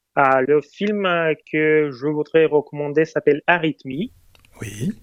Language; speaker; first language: French; non-native, fluent; Russian